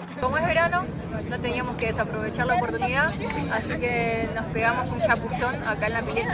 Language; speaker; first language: Spanish; native; Spanish